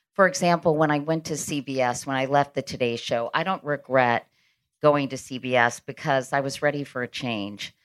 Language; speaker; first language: English; native; English